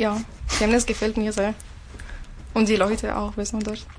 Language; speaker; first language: German; non-native, fluent; Arabic